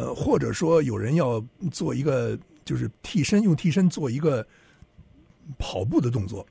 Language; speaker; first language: Chinese; native; Chinese